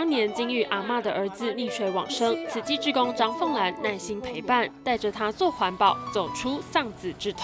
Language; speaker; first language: Chinese; native; Chinese